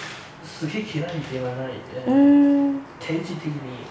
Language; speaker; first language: Japanese; non-native, learner; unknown